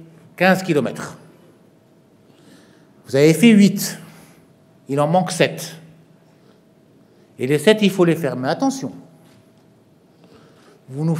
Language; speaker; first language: French; non-native, local second language; Arabic